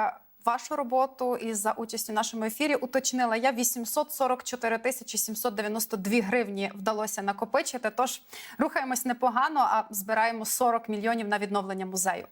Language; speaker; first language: Ukrainian; native; Ukrainian